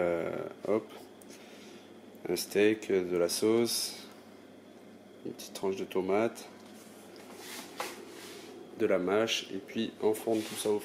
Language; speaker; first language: French; native; French